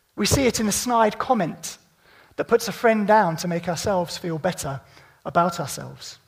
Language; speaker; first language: English; native; English